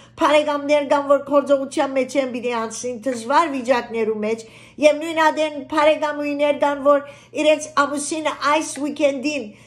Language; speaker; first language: Armenian; early bilingual, heritage; Armenian